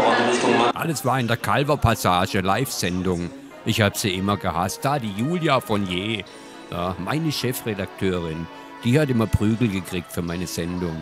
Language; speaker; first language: German; native; German